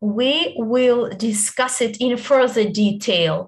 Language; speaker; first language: English; non-native, fluent; Italian